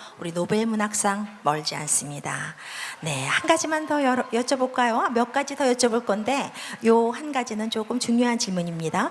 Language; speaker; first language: Korean; native; Korean